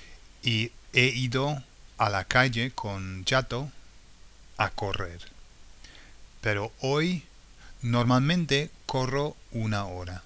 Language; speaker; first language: Spanish; non-native, fluent; English